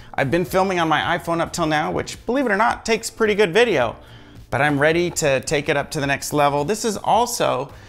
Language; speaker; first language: English; native; English